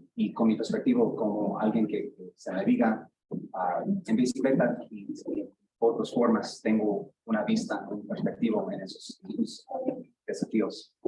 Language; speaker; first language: Spanish; non-native, learner; English